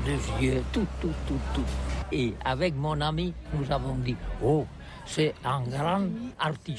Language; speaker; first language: French; non-native, learner; Catalan